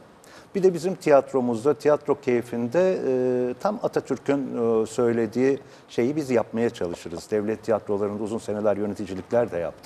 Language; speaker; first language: Turkish; native; Turkish